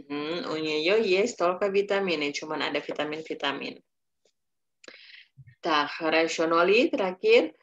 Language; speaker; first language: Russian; non-native, fluent; Indonesian